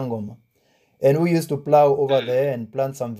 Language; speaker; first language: English; non-native, local second language; Tsonga